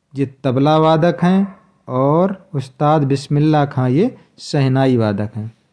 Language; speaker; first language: Hindi; native; Hindi